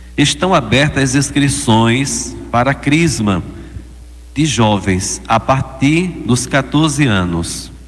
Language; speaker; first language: Portuguese; native; Portuguese